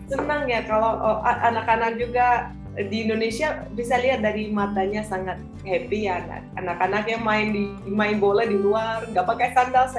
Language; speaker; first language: Indonesian; non-native, fluent; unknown